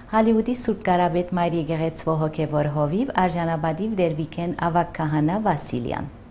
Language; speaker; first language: Armenian; early bilingual, heritage; Armenian